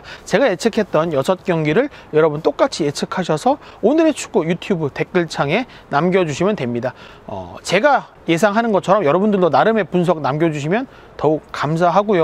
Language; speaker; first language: Korean; native; Korean